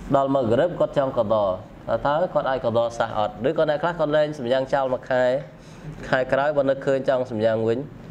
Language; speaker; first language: Khmer; non-native, local second language; Western Cham